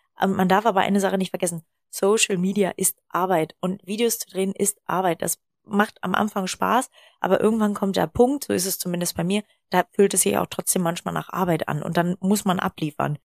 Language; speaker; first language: German; native; German